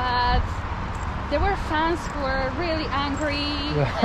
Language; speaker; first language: English; non-native, fluent; Polish